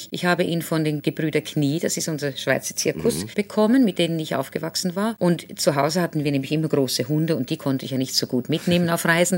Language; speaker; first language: German; native; German